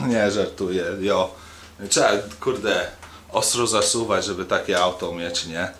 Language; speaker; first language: Polish; early bilingual, heritage; Polish